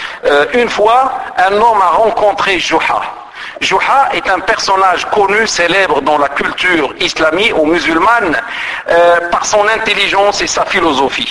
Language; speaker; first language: French; non-native, local second language; Arabic